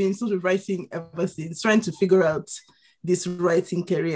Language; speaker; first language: English; non-native, local second language; Igbo